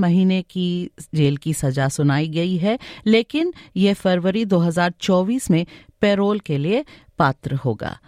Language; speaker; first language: Hindi; native; Hindi